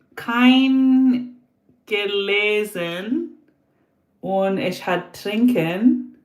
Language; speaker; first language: German; non-native, learner; English